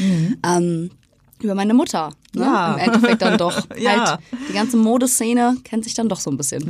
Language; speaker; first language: German; native; German